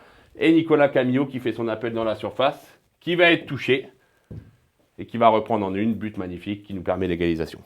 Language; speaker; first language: French; native; French